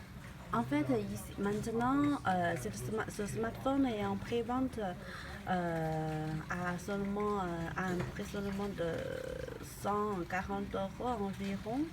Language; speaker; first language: French; non-native, learner; Chinese